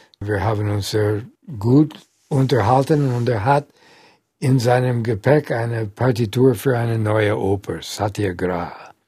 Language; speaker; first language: German; non-native, fluent; English